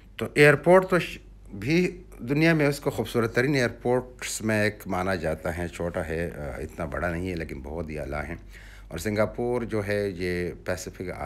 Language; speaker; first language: Urdu; non-native, local second language; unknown